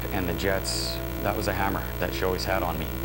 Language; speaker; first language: English; native; English